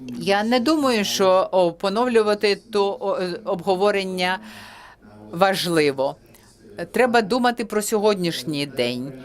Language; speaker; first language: Ukrainian; non-native, fluent; French